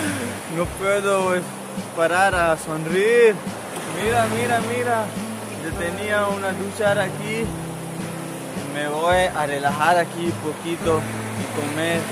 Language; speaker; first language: Spanish; non-native, learner; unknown